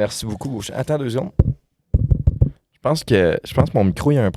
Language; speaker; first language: French; native; French